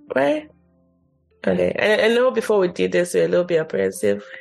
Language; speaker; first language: English; non-native, local second language; Yoruba